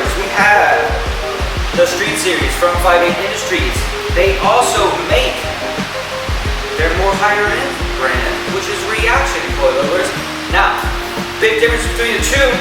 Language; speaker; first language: English; native; English